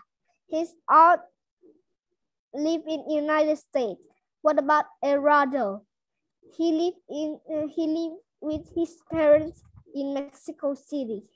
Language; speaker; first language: English; non-native, learner; Vietnamese